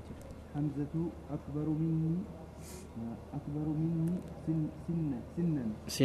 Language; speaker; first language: Arabic; non-native, learner; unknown